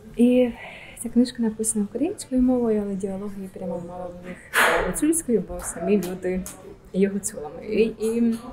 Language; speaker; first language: Ukrainian; native; Ukrainian